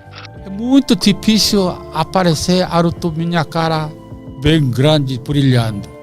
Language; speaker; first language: Portuguese; non-native, learner; Korean